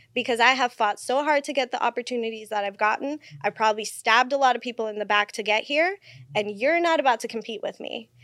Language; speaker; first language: English; non-native, fluent; Spanish